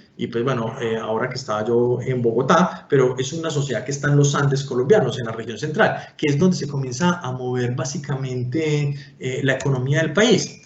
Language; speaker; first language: Spanish; native; Spanish